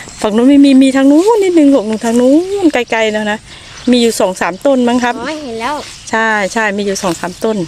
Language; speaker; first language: Thai; native; Thai